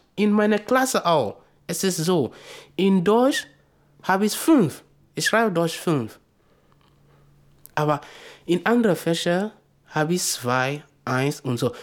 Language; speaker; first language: German; non-native, learner; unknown